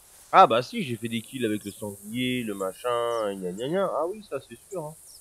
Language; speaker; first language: French; native; French